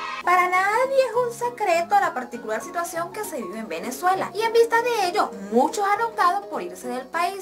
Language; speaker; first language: Spanish; native; Spanish